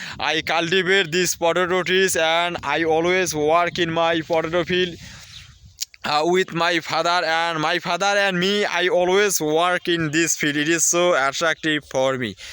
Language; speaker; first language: English; non-native, learner; Bangla